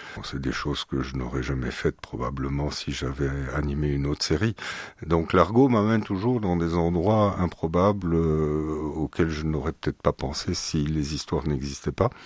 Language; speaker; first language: French; native; French